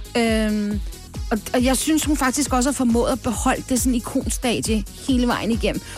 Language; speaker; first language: Danish; early bilingual, other home language; English